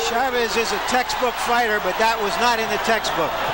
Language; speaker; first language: English; native; English